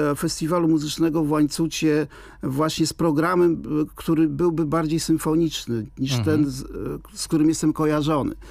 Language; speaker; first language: Polish; native; Polish